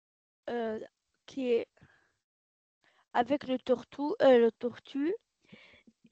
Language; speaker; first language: French; non-native, learner; Arabic